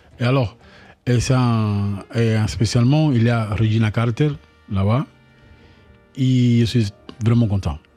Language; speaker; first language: French; non-native, learner; Spanish